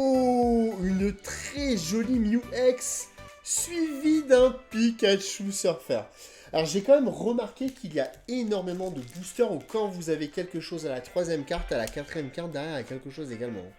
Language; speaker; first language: French; native; French